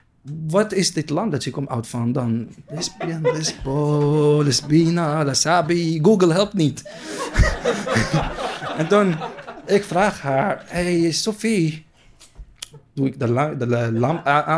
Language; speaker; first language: Dutch; non-native, learner; Arabic